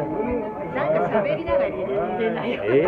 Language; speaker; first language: Japanese; native; Japanese